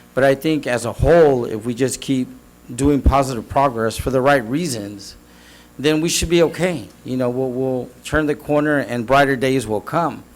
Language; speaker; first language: English; native; English